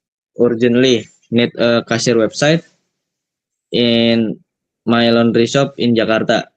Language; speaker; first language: English; non-native, learner; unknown